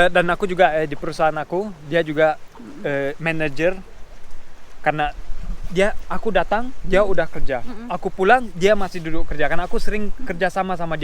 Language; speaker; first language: Indonesian; early bilingual, heritage; Indonesian